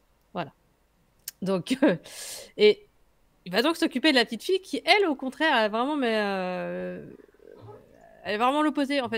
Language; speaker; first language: French; native; French